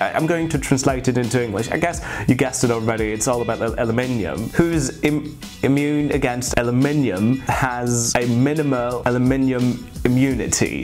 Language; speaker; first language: English; non-native, fluent; German